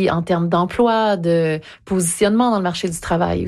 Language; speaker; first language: French; native; French